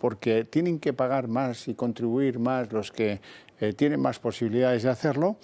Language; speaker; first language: Spanish; native; Spanish